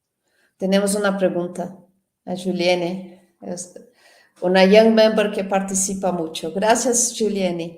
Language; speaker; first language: Spanish; non-native, fluent; Portuguese